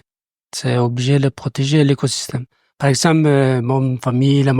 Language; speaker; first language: French; non-native, learner; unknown